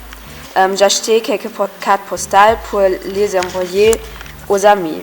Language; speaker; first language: French; non-native, learner; German